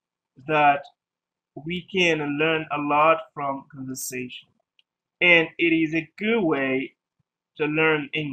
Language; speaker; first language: English; non-native, fluent; Arabic